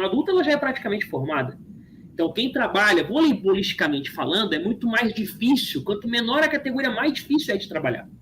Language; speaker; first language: Portuguese; native; Portuguese